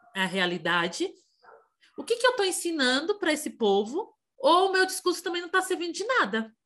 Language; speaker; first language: Portuguese; native; Portuguese